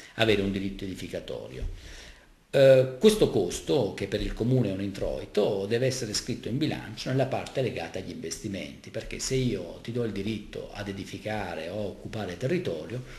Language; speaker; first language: Italian; native; Italian